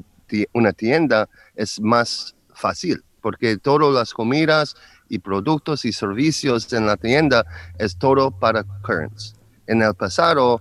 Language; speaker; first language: Spanish; non-native, learner; English